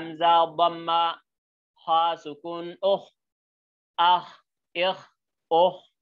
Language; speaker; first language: Arabic; non-native, learner; Oromo